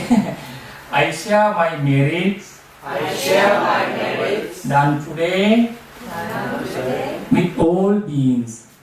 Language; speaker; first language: English; non-native, learner; Sinhala